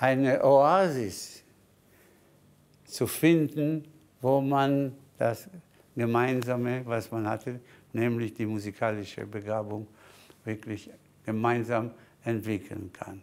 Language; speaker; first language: German; non-native, fluent; Spanish